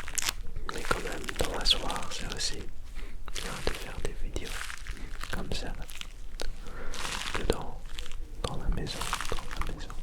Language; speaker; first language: French; non-native, learner; Dutch